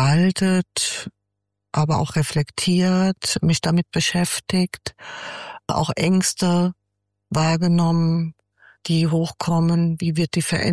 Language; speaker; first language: German; native; German